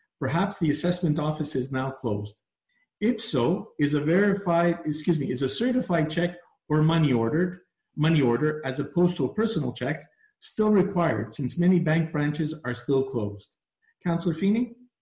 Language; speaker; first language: English; native; English